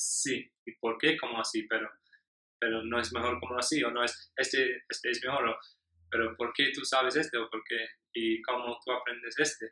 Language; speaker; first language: Spanish; non-native, learner; English